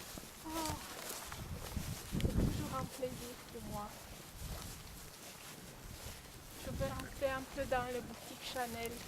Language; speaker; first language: French; non-native, fluent; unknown